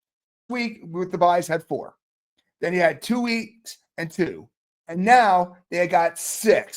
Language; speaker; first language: English; native; English